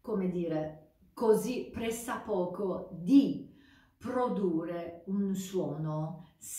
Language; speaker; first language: Italian; non-native, fluent; Japanese